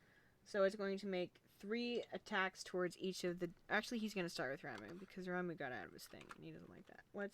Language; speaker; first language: English; native; English